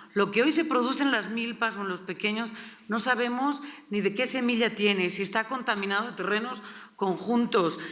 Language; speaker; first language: Spanish; native; Spanish